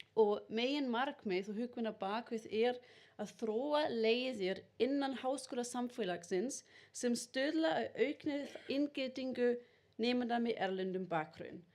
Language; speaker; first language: Icelandic; non-native, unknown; German